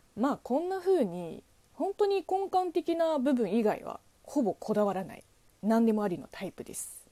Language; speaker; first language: Japanese; non-native, fluent; Chinese